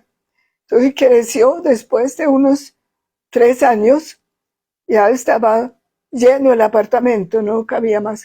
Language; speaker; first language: Spanish; non-native, fluent; Swedish